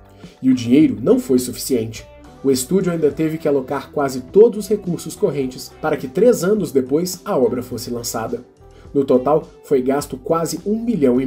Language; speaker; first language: Portuguese; native; Portuguese